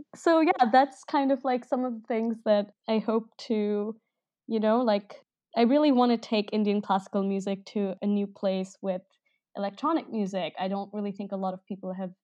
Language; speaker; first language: English; non-native, local second language; Hindi